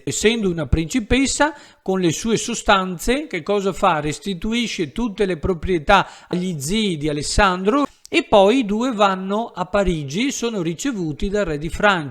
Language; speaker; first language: Italian; native; Italian